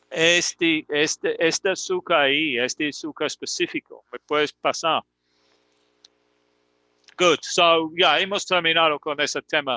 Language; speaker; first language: Spanish; non-native, fluent; English